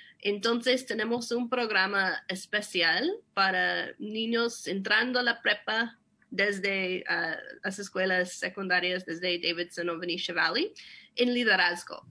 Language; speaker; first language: Spanish; non-native, fluent; English